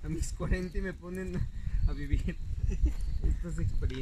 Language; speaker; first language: Spanish; native; Spanish